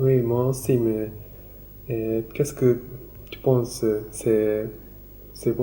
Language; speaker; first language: French; non-native, learner; Japanese